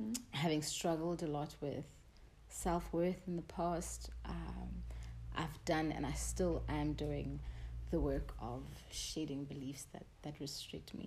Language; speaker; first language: English; non-native, local second language; Tswana